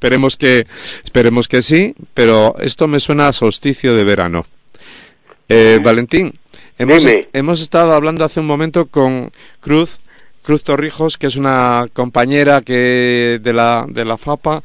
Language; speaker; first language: Spanish; native; Spanish